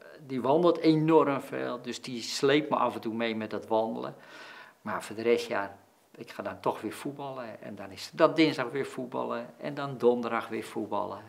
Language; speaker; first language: Dutch; native; Dutch